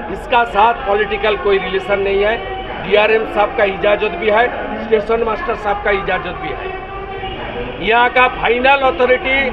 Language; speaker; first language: Hindi; non-native, local second language; Bangla